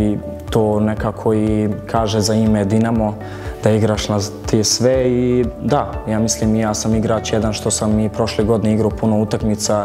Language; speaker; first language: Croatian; early bilingual, heritage; German